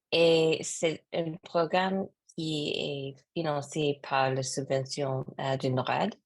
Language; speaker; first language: French; non-native, learner; English